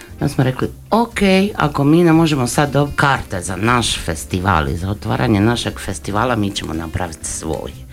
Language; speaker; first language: Croatian; native; Croatian